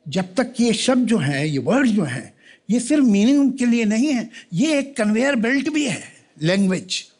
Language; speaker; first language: Hindi; native; Hindi